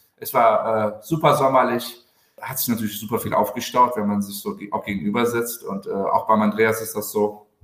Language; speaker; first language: German; early bilingual, other home language; Turkish